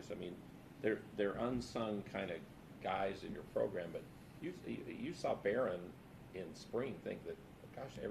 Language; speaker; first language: English; native; English